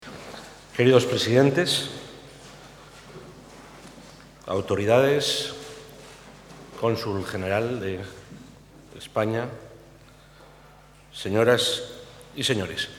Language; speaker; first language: Spanish; native; Spanish